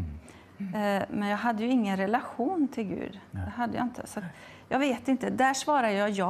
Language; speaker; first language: Swedish; native; Swedish